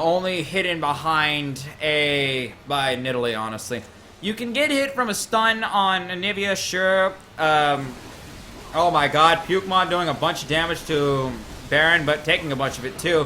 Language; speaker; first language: English; native; English